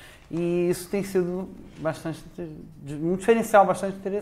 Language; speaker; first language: Portuguese; native; Portuguese